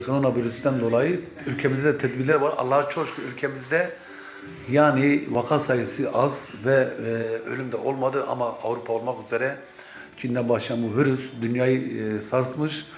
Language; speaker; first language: Turkish; native; Turkish